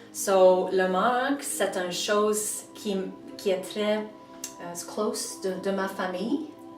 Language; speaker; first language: French; non-native, local second language; English